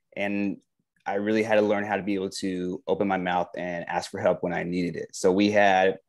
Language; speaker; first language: English; native; English